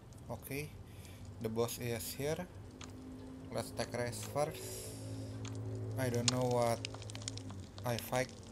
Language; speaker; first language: English; non-native, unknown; Indonesian